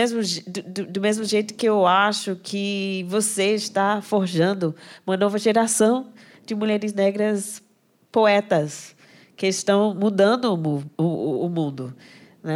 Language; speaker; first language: Portuguese; non-native, fluent; English